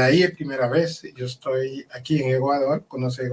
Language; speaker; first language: Spanish; non-native, learner; Haitian Creole